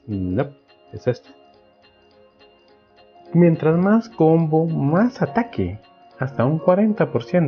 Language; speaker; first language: Spanish; native; Spanish